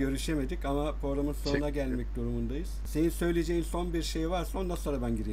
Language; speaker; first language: Turkish; native; Turkish